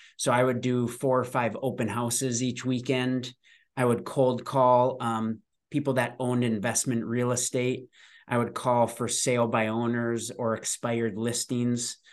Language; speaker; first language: English; native; English